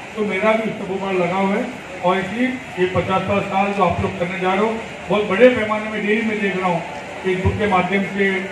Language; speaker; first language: Hindi; non-native, local second language; Telugu